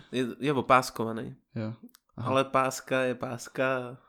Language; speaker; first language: Czech; native; Czech